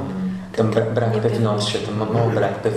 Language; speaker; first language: Polish; non-native, learner; Portuguese